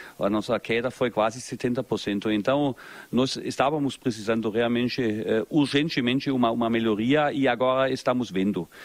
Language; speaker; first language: Portuguese; non-native, fluent; German